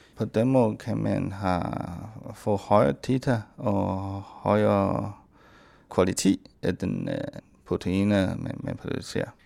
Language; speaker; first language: Danish; non-native, fluent; Chinese